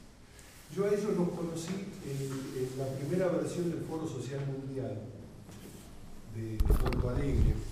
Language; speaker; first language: Spanish; native; Spanish